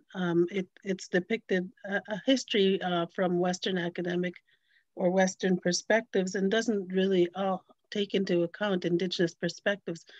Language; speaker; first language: English; native; English